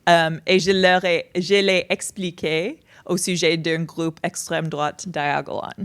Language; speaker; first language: French; non-native, fluent; English